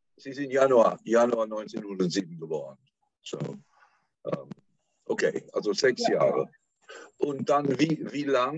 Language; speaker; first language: German; non-native, learner; English